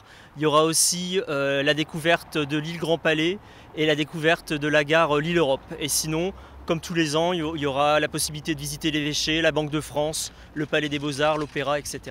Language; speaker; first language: French; native; French